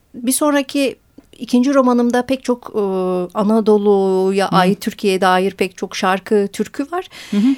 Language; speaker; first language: Turkish; early bilingual, heritage; Turkish